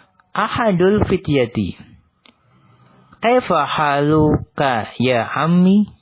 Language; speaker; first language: Arabic; non-native, fluent; Indonesian